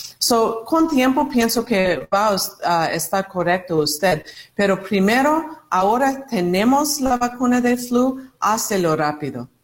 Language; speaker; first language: Spanish; non-native, learner; English